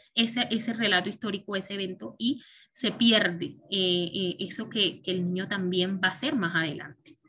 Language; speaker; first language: Spanish; native; Spanish